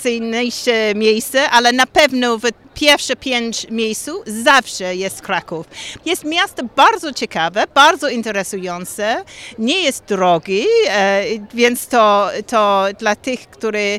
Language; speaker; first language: Polish; non-native, learner; English